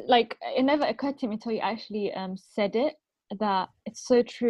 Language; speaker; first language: English; non-native, local second language; Arabic